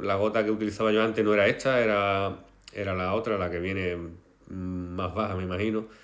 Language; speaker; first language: Spanish; native; Spanish